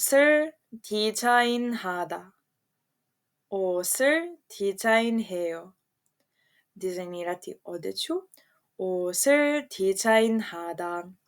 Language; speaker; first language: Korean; non-native, fluent; Serbian